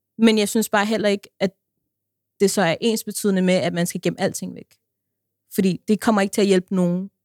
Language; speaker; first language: Danish; early bilingual, other home language; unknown